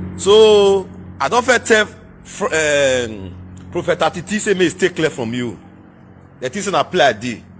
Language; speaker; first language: Nigerian Pidgin; non-native, local second language; Bini